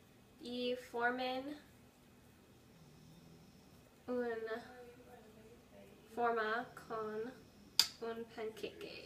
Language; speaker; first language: Spanish; non-native, learner; English